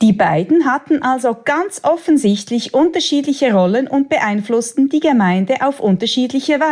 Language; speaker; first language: German; native; German